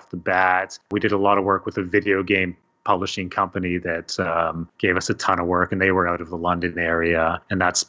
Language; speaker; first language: English; native; English